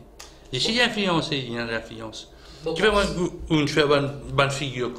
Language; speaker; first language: French; non-native, local second language; Morisyen